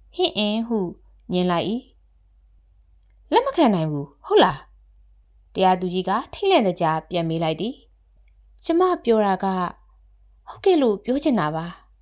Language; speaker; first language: Burmese; native; Burmese